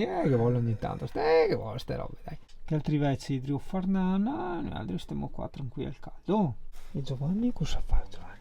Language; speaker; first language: Italian; native; Italian